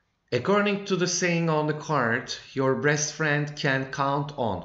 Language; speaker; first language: English; non-native, fluent; Turkish